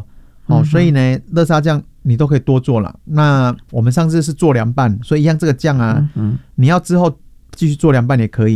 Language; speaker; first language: Chinese; native; Chinese